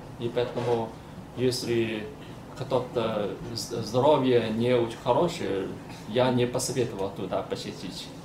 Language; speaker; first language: Russian; non-native, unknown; Chinese